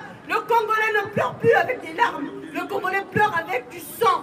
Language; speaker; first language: French; non-native, local second language; Lingala